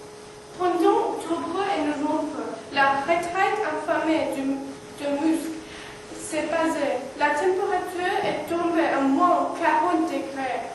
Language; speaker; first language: French; non-native, learner; English